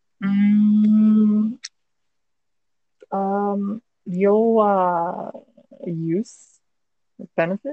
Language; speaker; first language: Japanese; non-native, learner; English